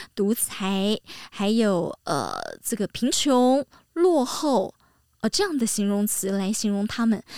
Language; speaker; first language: Chinese; native; Chinese